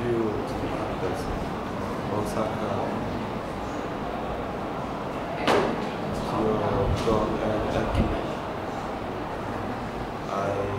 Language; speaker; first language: Japanese; non-native, learner; Chinese